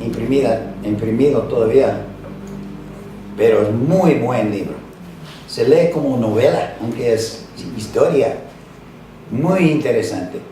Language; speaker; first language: Spanish; non-native, fluent; English